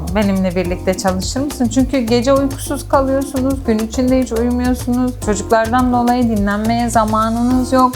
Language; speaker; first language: Turkish; native; Turkish